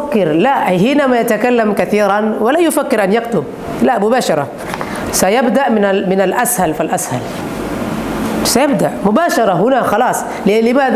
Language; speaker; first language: Arabic; non-native, fluent; Indonesian